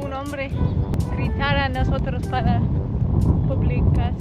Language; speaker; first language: Spanish; non-native, learner; English